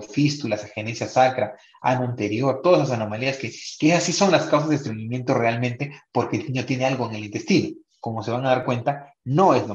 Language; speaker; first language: Spanish; native; Spanish